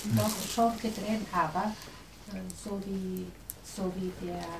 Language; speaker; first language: German; non-native, learner; Vietnamese